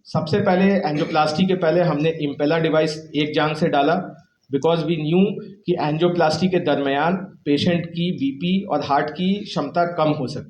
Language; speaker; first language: Hindi; native; Hindi